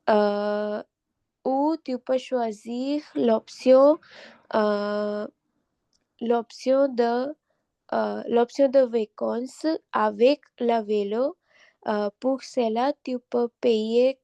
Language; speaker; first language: French; non-native, learner; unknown